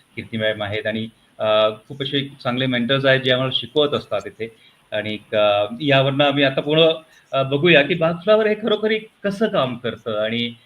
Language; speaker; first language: Marathi; non-native, local second language; Punjabi